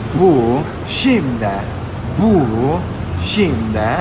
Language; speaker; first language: Turkish; non-native, learner; Italian